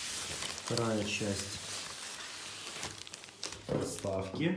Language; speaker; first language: Russian; native; Russian